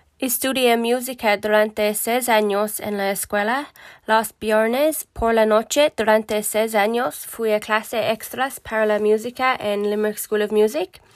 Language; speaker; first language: Spanish; non-native, learner; English